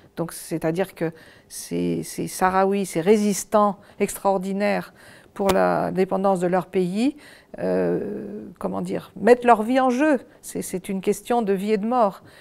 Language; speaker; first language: French; native; French